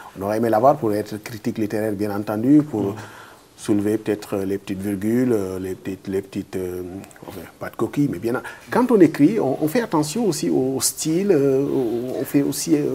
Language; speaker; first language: French; non-native, local second language; Wolof